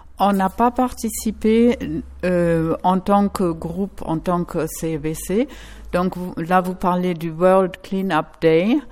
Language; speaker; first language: French; non-native, fluent; German